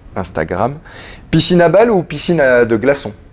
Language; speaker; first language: French; native; French